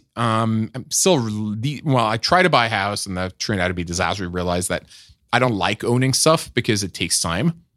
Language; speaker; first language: English; non-native, fluent; French